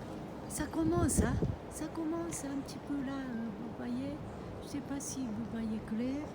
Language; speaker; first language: French; non-native, fluent; Japanese